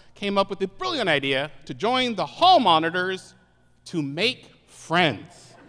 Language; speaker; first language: English; native; English